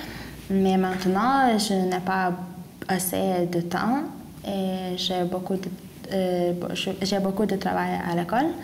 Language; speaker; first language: French; non-native, learner; Lithuanian